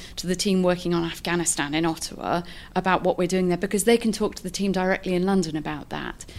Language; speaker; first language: English; native; English